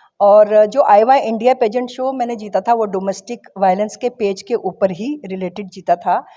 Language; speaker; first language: Hindi; non-native, local second language; Kashmiri